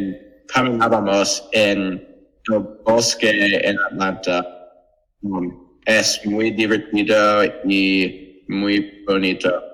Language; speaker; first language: Spanish; non-native, learner; English